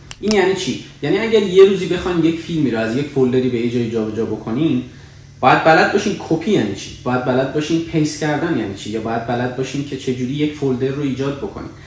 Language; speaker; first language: Persian; native; Persian